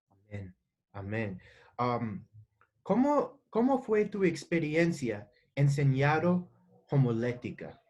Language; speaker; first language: Spanish; non-native, learner; English